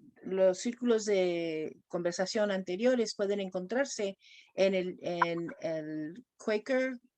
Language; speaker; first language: Spanish; non-native, fluent; English